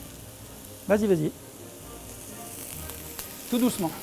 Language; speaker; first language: French; native; French